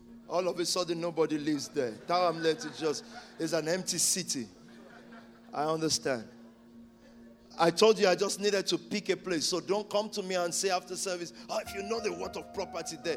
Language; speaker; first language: English; non-native, local second language; Yoruba